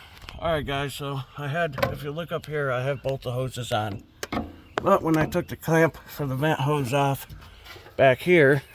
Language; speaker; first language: English; native; English